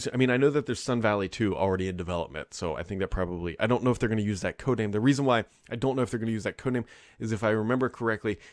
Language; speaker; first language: English; native; English